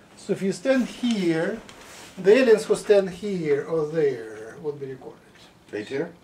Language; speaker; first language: English; non-native, fluent; Russian